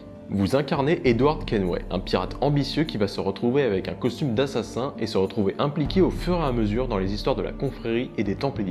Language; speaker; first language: French; native; French